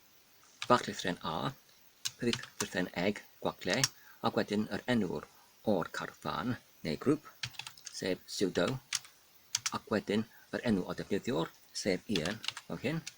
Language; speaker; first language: Welsh; non-native, learner; Polish